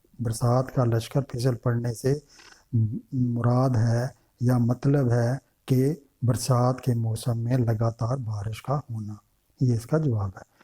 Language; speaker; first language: Urdu; non-native, local second language; Punjabi